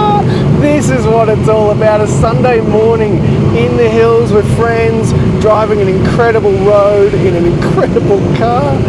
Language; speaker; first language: English; native; English